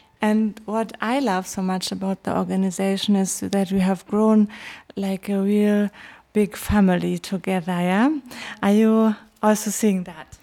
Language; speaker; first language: English; non-native, fluent; German